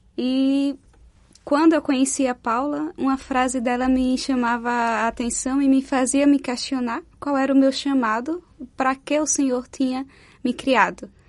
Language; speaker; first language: Portuguese; native; Portuguese